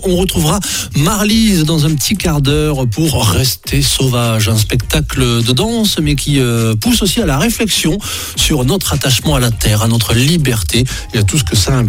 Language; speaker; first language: French; native; French